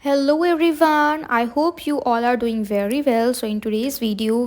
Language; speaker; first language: English; non-native, local second language; Hindi